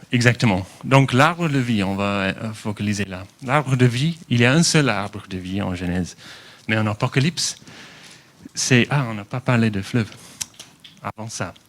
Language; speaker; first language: French; non-native, fluent; English